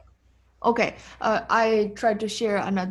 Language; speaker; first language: English; non-native, fluent; Tibetan